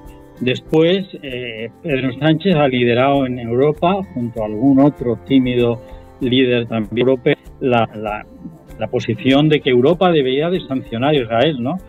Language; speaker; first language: Spanish; native; Spanish